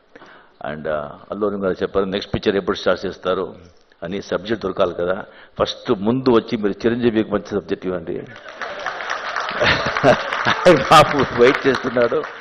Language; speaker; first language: Telugu; non-native, fluent; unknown